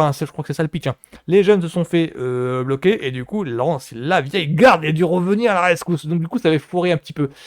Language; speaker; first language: French; native; French